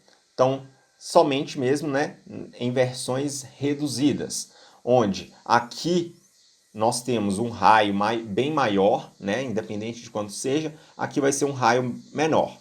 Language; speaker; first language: Portuguese; native; Portuguese